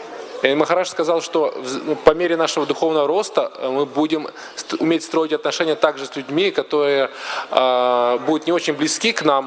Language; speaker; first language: Russian; native; Russian